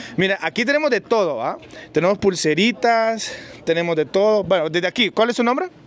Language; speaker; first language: Spanish; native; Spanish